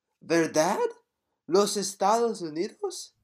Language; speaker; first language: Spanish; non-native, learner; English